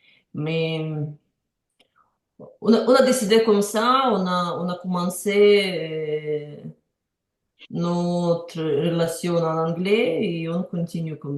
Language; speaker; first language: French; non-native, learner; Ukrainian